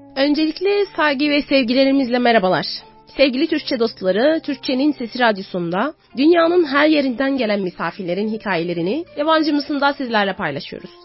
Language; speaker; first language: Turkish; non-native, fluent; Arabic